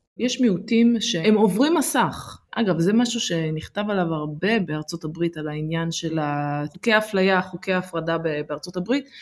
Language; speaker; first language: Hebrew; early bilingual, other home language; Amharic